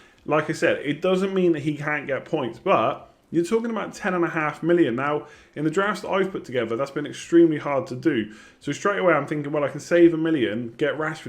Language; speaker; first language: English; native; English